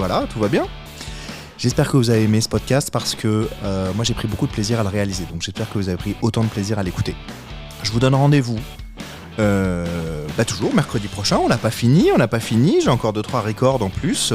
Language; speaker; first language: French; native; French